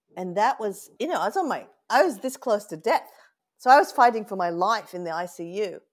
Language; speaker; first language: English; native; English